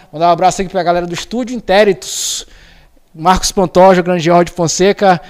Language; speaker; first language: Portuguese; native; Portuguese